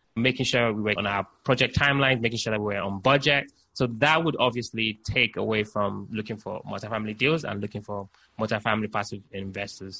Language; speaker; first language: English; non-native, local second language; Yoruba